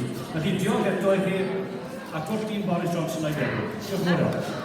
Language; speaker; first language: Welsh; native; Welsh